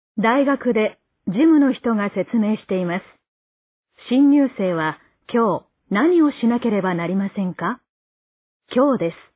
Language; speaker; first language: Japanese; native; Japanese